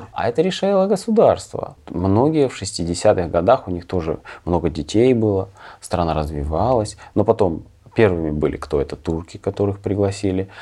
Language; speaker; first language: Russian; native; Russian